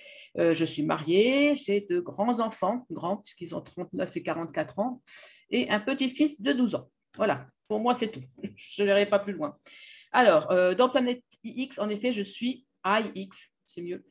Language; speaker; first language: French; native; French